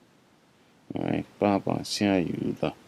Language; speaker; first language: Chinese; non-native, fluent; English